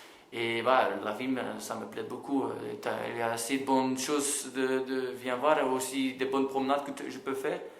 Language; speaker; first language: French; non-native, local second language; Dutch